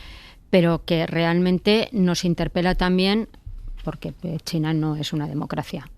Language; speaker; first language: Spanish; native; Spanish